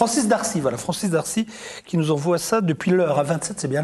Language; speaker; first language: French; native; French